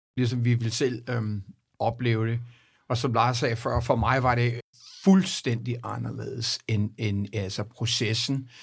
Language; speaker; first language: Danish; native; Danish